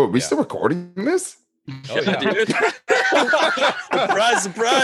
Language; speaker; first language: English; native; English